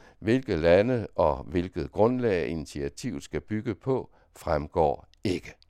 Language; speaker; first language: Danish; native; Danish